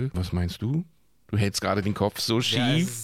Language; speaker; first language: German; native; German